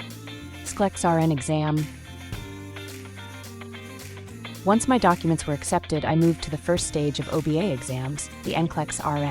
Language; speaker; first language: English; non-native, local second language; Punjabi